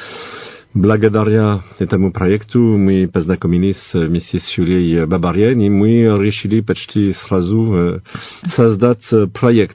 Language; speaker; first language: Russian; non-native, fluent; French